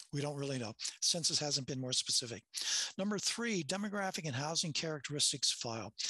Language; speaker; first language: English; native; English